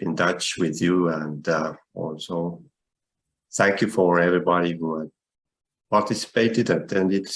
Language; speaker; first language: English; non-native, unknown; Estonian